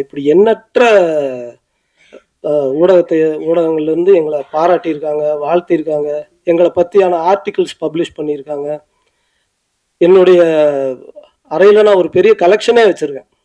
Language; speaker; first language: Tamil; native; Tamil